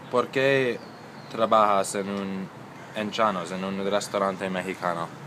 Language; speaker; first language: Spanish; non-native, learner; English